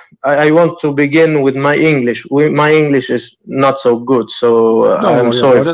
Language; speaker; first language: English; non-native, learner; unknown